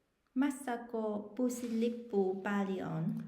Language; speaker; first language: Finnish; non-native, learner; Vietnamese